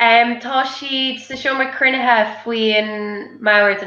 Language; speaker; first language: Irish; non-native, local second language; English